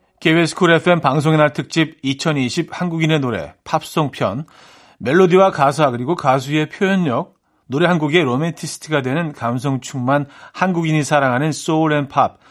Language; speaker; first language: Korean; native; Korean